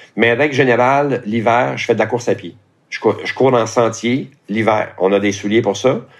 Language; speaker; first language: French; native; French